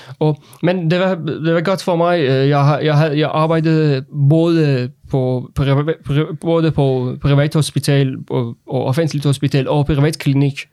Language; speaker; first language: Danish; non-native, learner; Persian